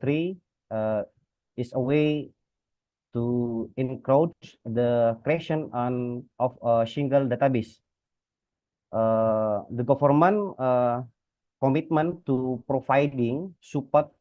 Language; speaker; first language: English; non-native, fluent; Indonesian